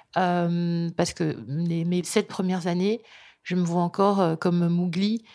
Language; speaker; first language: French; early bilingual, other home language; Lingala